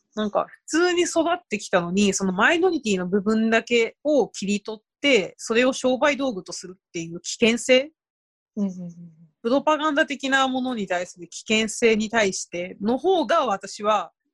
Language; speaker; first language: Japanese; native; Japanese